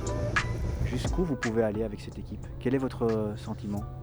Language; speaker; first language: French; native; French